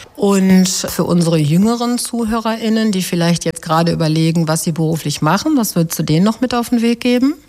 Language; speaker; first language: German; native; German